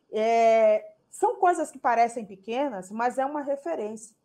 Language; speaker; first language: Portuguese; native; Portuguese